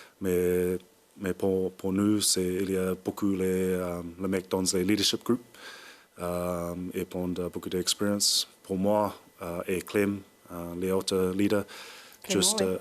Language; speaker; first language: French; non-native, learner; English